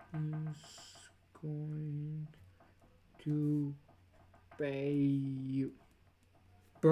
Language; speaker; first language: English; non-native, fluent; Spanish